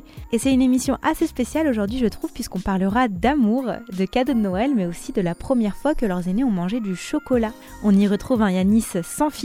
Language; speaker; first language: French; native; French